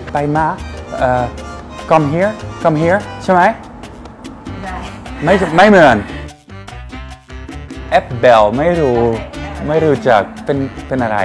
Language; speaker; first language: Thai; non-native, learner; Dutch